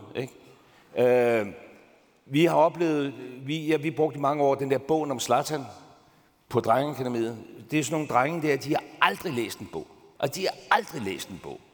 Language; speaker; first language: Danish; native; Danish